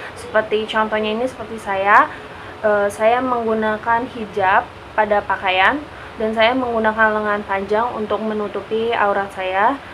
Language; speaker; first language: Indonesian; native; Indonesian